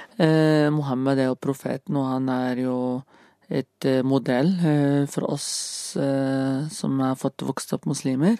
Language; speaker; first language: Norwegian; non-native, fluent; Arabic